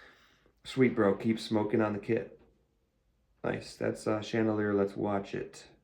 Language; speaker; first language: English; native; English